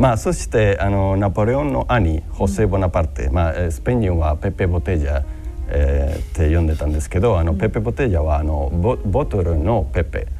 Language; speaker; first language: Japanese; non-native, fluent; Spanish